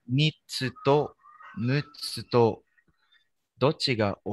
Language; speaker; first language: Japanese; non-native, learner; English